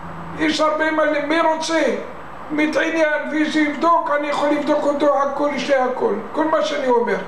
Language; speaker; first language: Hebrew; non-native, fluent; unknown